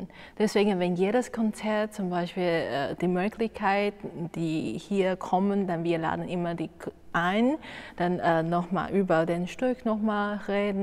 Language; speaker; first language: German; non-native, learner; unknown